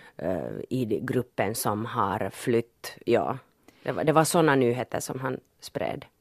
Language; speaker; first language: Swedish; native; Swedish